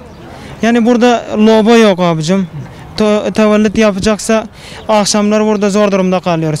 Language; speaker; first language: Turkish; non-native, fluent; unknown